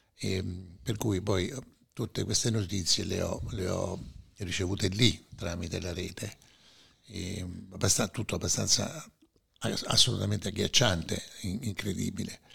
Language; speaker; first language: Italian; native; Italian